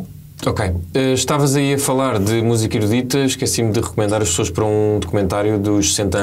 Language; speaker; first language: Portuguese; native; Portuguese